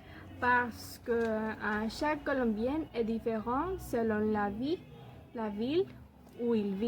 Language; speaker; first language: French; non-native, learner; Spanish